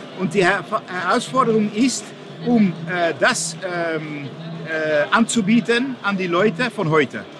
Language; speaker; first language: German; non-native, fluent; Dutch